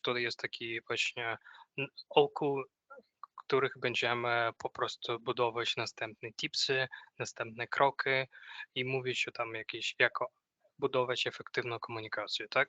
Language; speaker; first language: Polish; non-native, fluent; Ukrainian